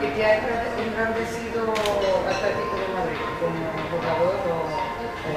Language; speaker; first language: Spanish; non-native, learner; Portuguese